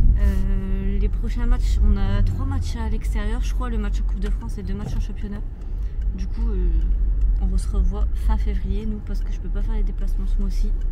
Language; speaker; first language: French; native; French